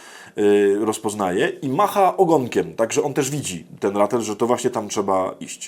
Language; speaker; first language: Polish; native; Polish